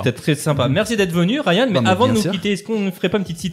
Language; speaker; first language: French; native; French